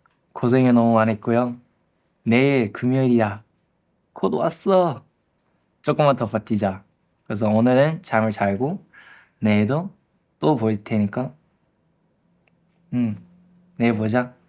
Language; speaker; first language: Korean; early bilingual, heritage; English